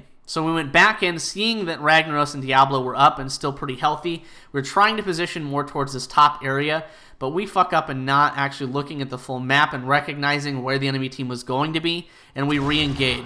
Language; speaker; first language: English; native; English